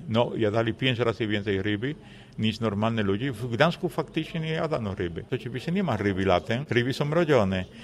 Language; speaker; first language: Polish; non-native, fluent; Spanish